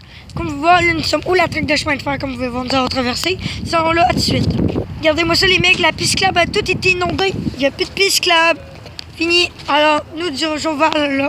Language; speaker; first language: French; native; French